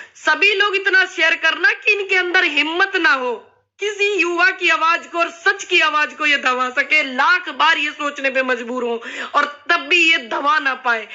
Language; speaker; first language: Hindi; native; Hindi